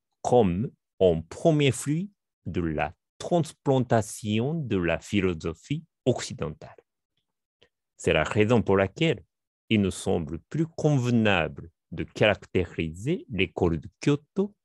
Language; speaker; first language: French; non-native, fluent; Japanese